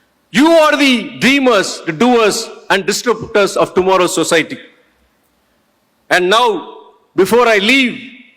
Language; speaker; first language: English; non-native, local second language; Tamil